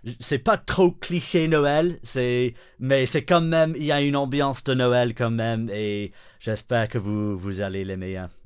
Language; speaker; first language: French; non-native, fluent; English